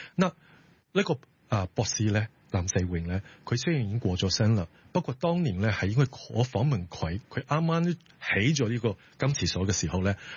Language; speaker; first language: Cantonese; non-native, fluent; Chinese